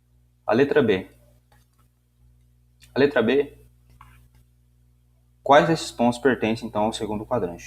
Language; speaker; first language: Portuguese; native; Portuguese